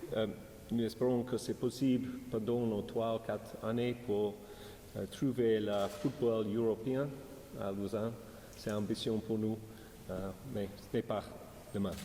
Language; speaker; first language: French; non-native, learner; English